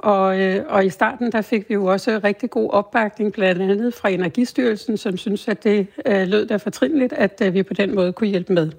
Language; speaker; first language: Danish; native; Danish